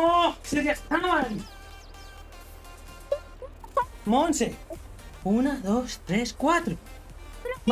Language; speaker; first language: Spanish; non-native, learner; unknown